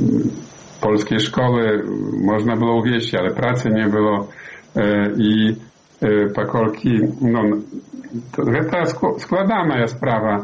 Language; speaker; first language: Polish; non-native, learner; Belarusian